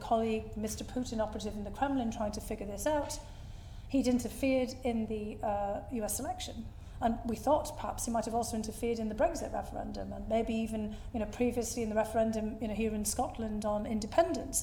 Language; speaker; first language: English; native; English